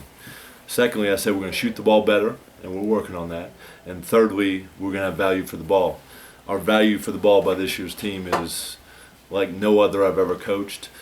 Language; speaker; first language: English; native; English